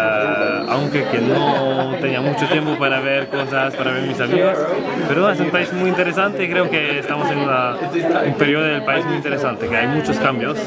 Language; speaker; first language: Spanish; non-native, fluent; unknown